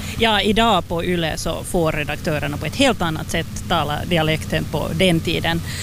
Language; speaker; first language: Swedish; native; Swedish